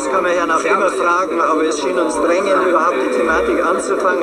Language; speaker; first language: German; native; German